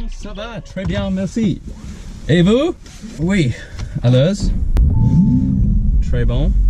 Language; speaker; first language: French; non-native, learner; English